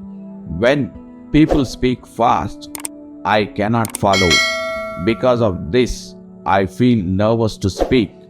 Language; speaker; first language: English; non-native, local second language; Telugu